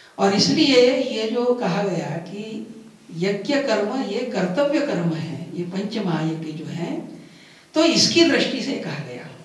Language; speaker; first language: Hindi; non-native, local second language; Gujarati